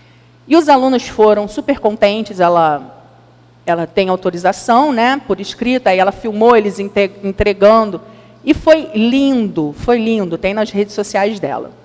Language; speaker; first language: Portuguese; native; Portuguese